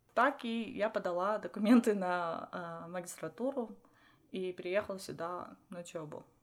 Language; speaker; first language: Russian; non-native, local second language; Armenian